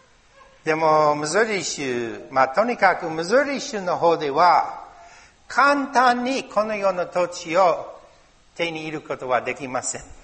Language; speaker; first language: Japanese; non-native, learner; English